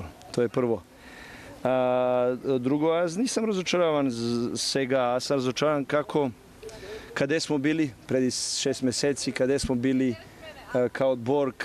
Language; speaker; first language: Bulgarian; non-native, learner; Bosnian